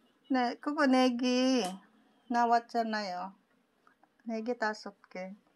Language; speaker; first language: Korean; non-native, learner; Filipino